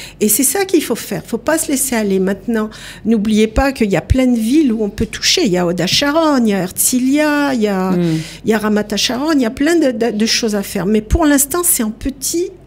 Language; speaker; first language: French; native; French